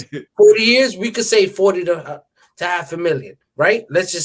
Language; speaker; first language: English; native; English